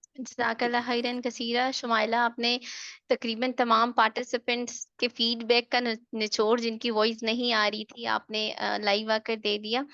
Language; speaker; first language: Urdu; native; Urdu